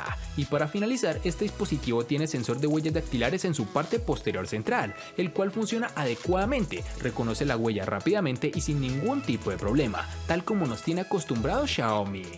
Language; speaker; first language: Spanish; native; Spanish